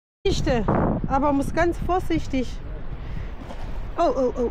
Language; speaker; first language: German; non-native, learner; Chinese